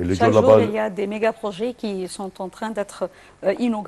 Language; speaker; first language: French; non-native, fluent; Arabic